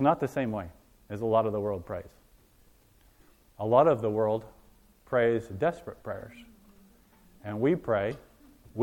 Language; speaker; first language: English; native; English